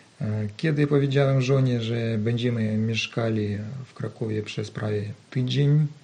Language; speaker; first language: Polish; non-native, learner; Ukrainian